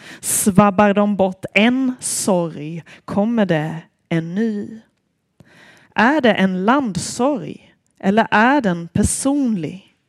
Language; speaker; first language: Swedish; native; Swedish